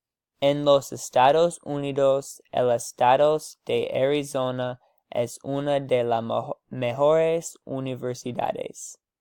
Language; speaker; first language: Spanish; non-native, learner; English